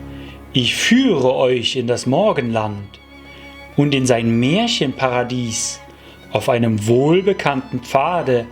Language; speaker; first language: German; native; German